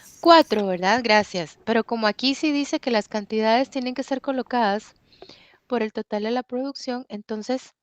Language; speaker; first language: Spanish; native; Spanish